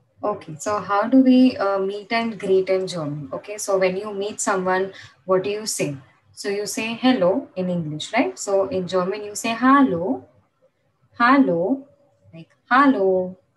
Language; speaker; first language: English; non-native, local second language; Marathi